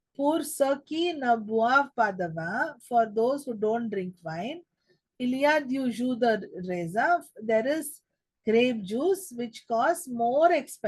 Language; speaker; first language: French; non-native, learner; Telugu